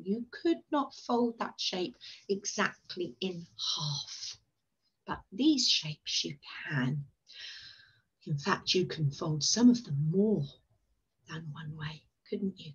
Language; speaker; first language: English; native; English